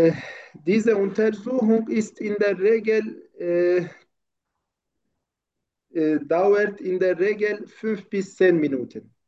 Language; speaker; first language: German; non-native, learner; Turkish